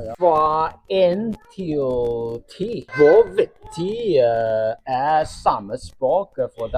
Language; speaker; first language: Norwegian; non-native, learner; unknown